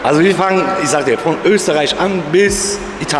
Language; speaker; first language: German; native; German